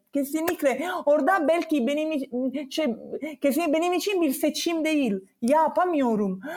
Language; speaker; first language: Turkish; non-native, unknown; Italian